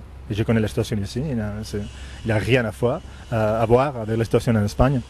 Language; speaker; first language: French; non-native, fluent; Spanish